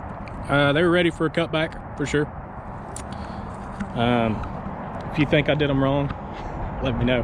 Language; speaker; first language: English; native; English